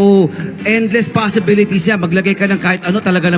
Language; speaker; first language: Filipino; native; Filipino